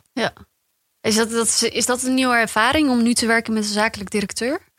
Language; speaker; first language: Dutch; early bilingual, other home language; Indonesian